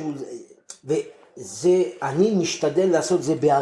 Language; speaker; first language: Hebrew; non-native, fluent; French